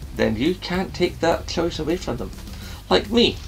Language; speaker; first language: English; native; English